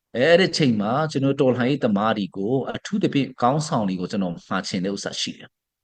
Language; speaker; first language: Burmese; non-native, local second language; Hakha Chin